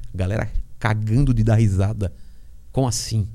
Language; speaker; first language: Portuguese; native; Portuguese